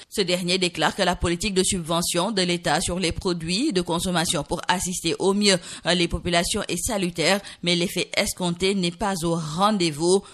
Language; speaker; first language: French; non-native, local second language; Wolof